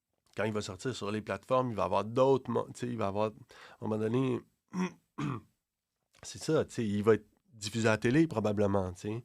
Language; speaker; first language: French; native; French